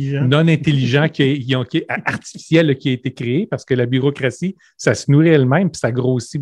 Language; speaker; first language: French; native; French